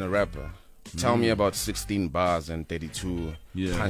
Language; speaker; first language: English; non-native, local second language; Northern Sotho